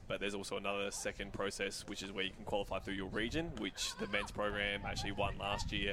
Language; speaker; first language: English; native; English